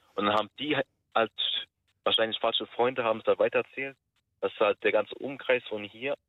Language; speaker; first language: German; early bilingual, other home language; Turkish